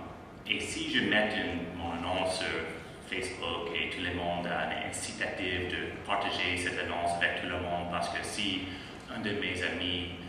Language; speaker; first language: French; non-native, fluent; English